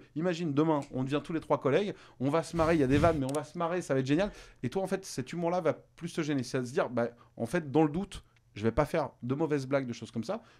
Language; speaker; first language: French; native; French